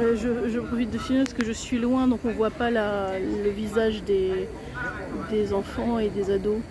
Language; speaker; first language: French; native; French